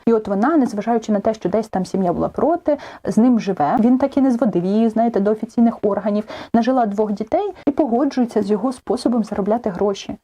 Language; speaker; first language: Ukrainian; native; Ukrainian